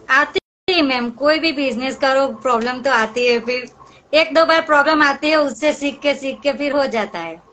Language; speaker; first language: Hindi; non-native, local second language; Gujarati